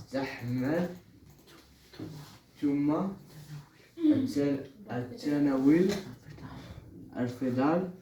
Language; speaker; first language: Arabic; non-native, learner; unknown